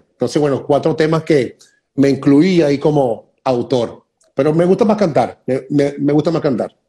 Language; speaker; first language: Spanish; native; Spanish